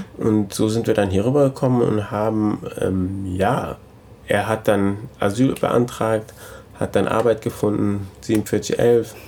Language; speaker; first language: German; early bilingual, other home language; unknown